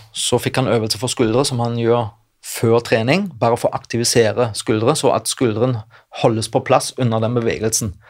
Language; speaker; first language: Norwegian; non-native, fluent; German